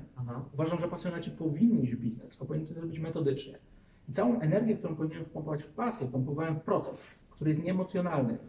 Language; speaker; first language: Polish; native; Polish